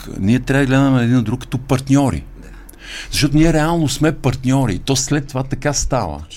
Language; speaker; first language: Bulgarian; native; Bulgarian